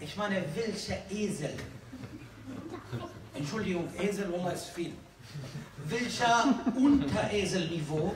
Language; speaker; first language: German; non-native, fluent; Arabic